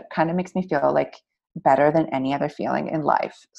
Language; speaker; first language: English; native; English